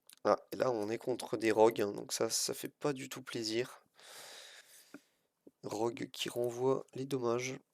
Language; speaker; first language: French; native; French